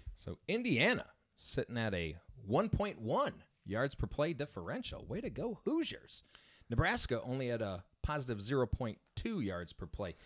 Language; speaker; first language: English; native; English